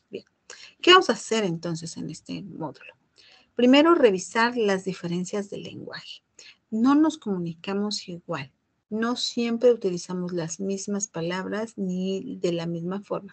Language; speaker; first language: Spanish; native; Spanish